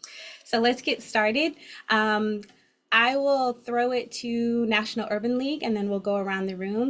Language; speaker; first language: English; native; English